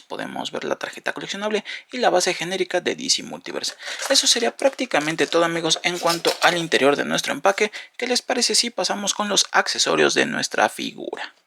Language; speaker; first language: Spanish; native; Spanish